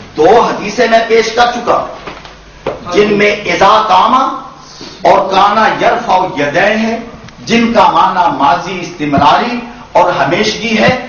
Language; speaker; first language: Urdu; native; Urdu